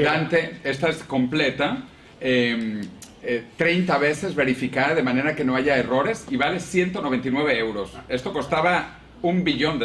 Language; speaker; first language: Spanish; native; Spanish